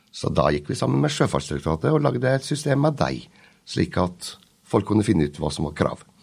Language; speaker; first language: Norwegian; native; Norwegian